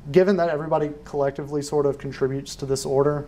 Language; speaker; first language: English; native; English